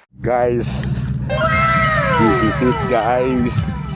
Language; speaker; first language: English; non-native, learner; Filipino